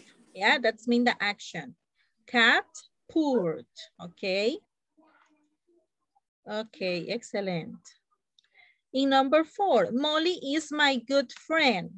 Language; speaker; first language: English; non-native, learner; Spanish